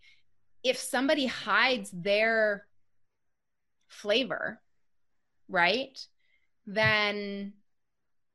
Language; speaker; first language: English; native; English